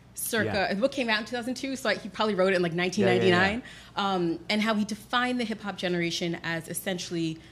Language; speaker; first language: English; native; English